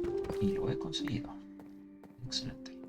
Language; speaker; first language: Spanish; early bilingual, heritage; Spanish